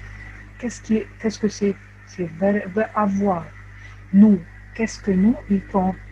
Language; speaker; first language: French; non-native, fluent; Arabic